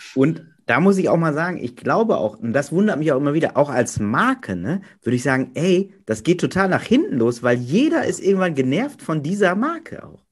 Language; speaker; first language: German; native; German